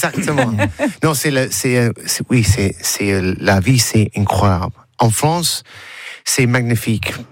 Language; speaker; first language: French; non-native, learner; English